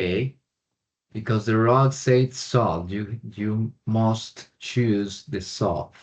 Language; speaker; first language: English; non-native, fluent; Spanish